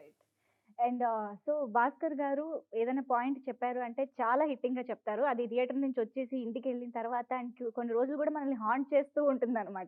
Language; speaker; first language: Telugu; native; Telugu